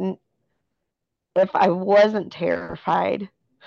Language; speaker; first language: English; native; English